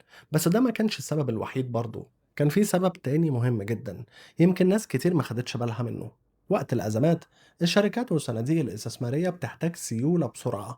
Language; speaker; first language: Arabic; native; Arabic